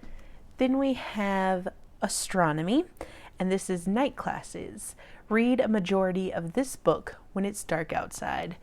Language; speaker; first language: English; native; English